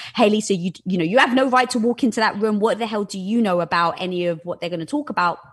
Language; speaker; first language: English; native; English